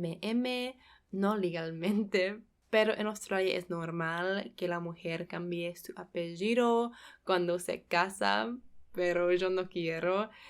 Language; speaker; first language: Spanish; non-native, fluent; English